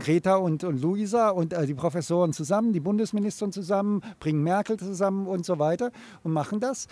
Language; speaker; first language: German; native; German